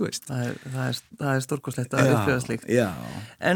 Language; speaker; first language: Icelandic; native; Icelandic